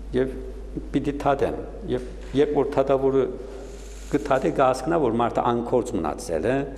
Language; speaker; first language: Armenian; early bilingual, heritage; Armenian